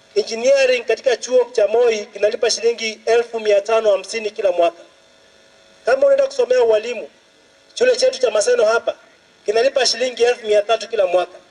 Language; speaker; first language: Swahili; non-native, local second language; Luo (Kenya and Tanzania)